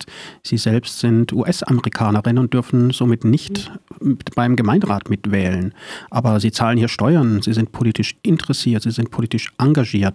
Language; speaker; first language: German; native; German